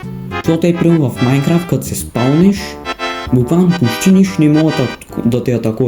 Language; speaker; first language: Bulgarian; native; Bulgarian